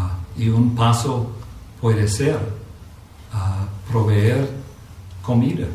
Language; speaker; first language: Spanish; non-native, fluent; English